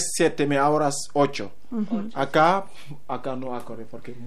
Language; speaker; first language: Spanish; non-native, learner; Wolof